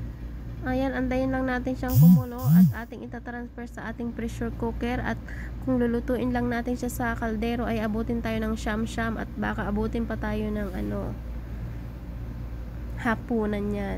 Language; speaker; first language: Filipino; native; Filipino